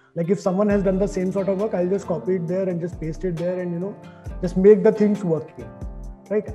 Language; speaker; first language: English; non-native, local second language; Hindi